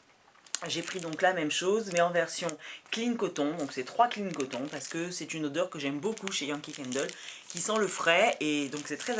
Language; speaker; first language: French; native; French